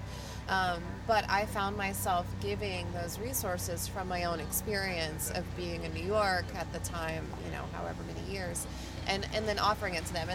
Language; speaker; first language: English; native; English